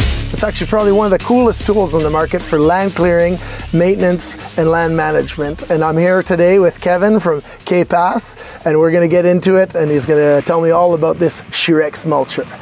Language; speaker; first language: English; native; English